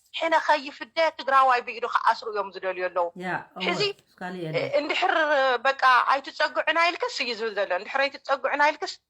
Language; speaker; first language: Tigrinya; native; Tigrinya